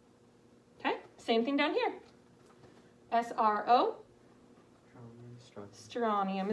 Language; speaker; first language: English; native; English